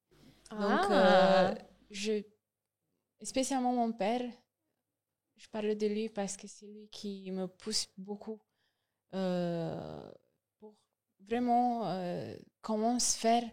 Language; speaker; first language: French; non-native, learner; Romanian